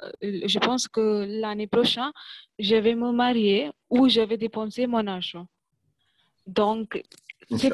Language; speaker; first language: French; non-native, learner; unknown